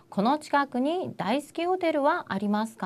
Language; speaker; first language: Japanese; non-native, learner; Korean